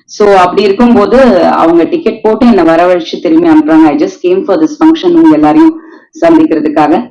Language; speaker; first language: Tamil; native; Tamil